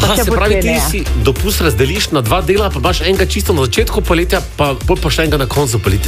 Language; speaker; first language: Slovenian; native; Slovenian